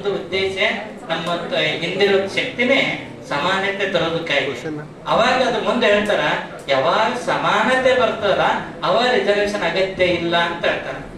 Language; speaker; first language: Kannada; native; Kannada